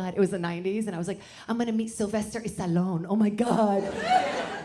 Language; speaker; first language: English; early bilingual, other home language; Portuguese